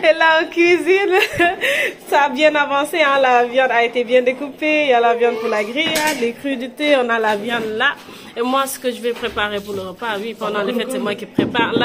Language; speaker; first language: French; non-native, local second language; Wolof